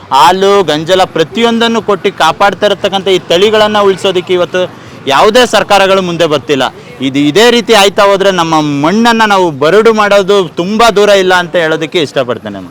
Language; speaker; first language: Kannada; native; Kannada